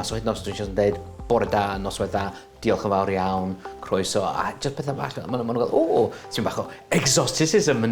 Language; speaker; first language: Welsh; native; Welsh